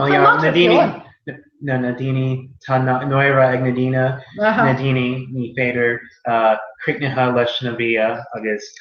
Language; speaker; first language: Irish; non-native, learner; English